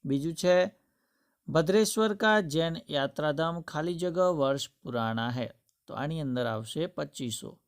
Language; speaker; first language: Hindi; non-native, local second language; Gujarati